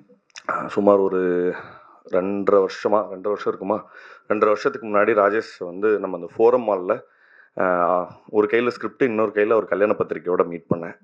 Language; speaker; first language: Tamil; native; Tamil